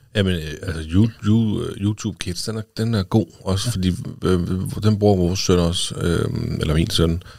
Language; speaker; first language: Danish; native; Danish